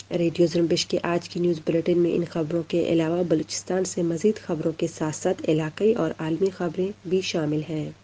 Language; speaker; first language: Urdu; non-native, local second language; Baluchi